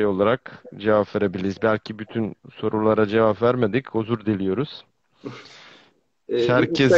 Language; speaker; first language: Turkish; non-native, fluent; Serbian